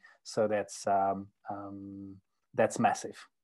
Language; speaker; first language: English; non-native, fluent; Czech